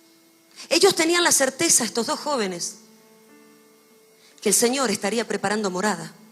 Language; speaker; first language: Spanish; native; Spanish